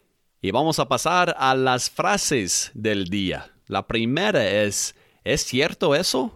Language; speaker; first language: Spanish; non-native, fluent; English